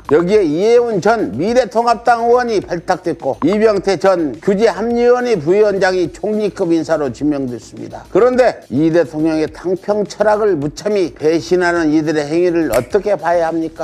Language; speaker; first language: Korean; native; Korean